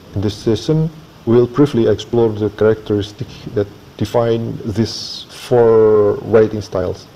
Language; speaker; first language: English; non-native, fluent; Indonesian